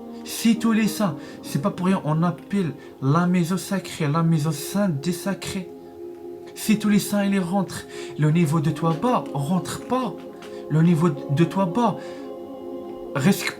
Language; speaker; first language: French; non-native, learner; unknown